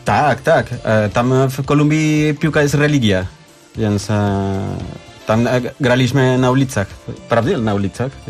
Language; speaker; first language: Polish; non-native, learner; Spanish